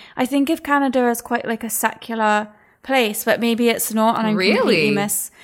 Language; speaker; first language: English; native; English